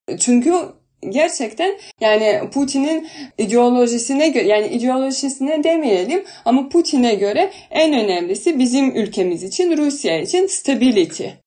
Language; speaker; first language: Turkish; non-native, fluent; Russian